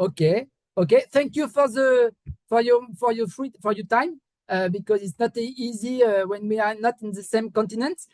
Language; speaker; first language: English; non-native, learner; French